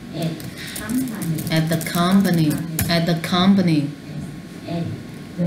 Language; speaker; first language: English; non-native, learner; Vietnamese